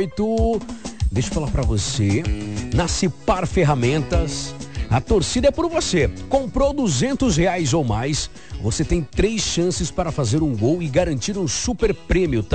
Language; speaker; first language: Portuguese; native; Portuguese